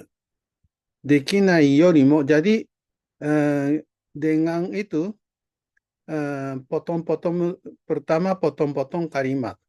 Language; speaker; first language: Indonesian; non-native, fluent; Japanese